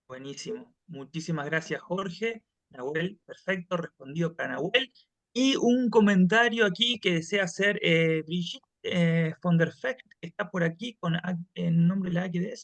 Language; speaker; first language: Spanish; native; Spanish